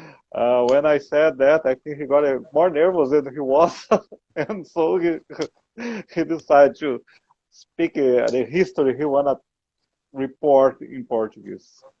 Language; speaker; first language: English; non-native, learner; Portuguese